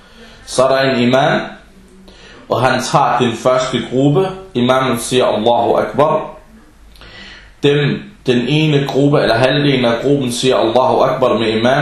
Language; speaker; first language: Danish; non-native, fluent; Arabic